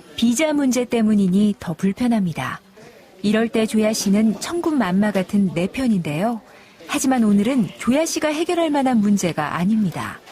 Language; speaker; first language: Korean; native; Korean